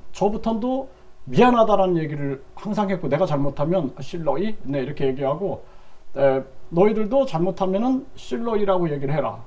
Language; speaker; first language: Korean; native; Korean